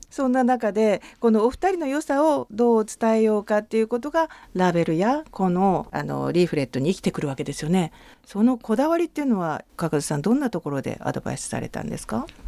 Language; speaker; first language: Japanese; native; Japanese